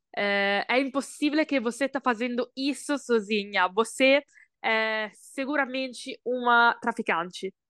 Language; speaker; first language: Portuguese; non-native, learner; Italian